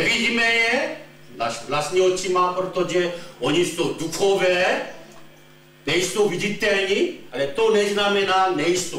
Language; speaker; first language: Czech; non-native, fluent; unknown